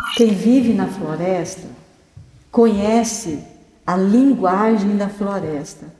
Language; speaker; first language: German; non-native, fluent; Spanish